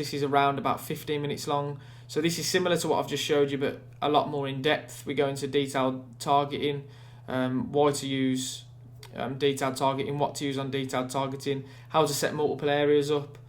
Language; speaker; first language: English; native; English